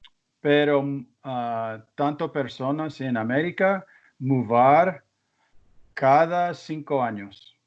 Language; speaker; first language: Spanish; non-native, learner; English